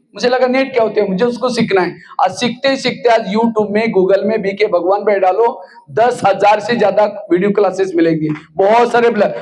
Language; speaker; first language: Hindi; non-native, local second language; Marathi